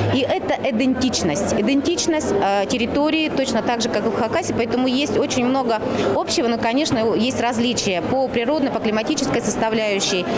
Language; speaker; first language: Russian; non-native, local second language; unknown